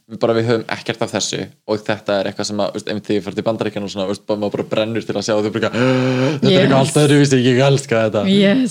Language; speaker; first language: Icelandic; non-native, fluent; English